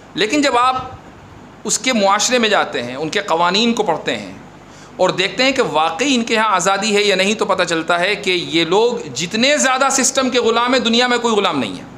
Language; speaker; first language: Urdu; native; Urdu